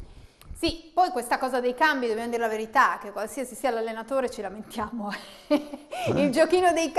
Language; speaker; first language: Italian; native; Italian